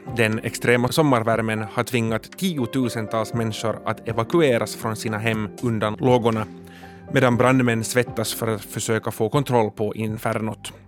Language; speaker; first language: Swedish; native; Swedish